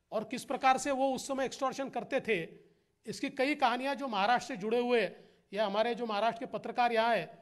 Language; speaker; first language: Hindi; non-native, local second language; Marathi